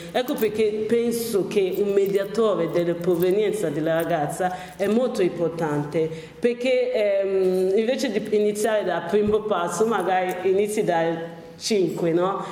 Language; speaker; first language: Italian; non-native, fluent; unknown